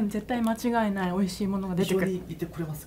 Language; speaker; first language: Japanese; native; Japanese